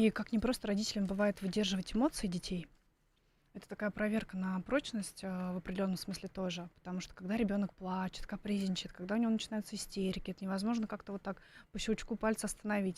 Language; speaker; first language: Russian; native; Russian